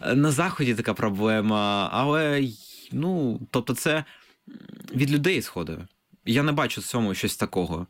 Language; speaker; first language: Ukrainian; non-native, local second language; Russian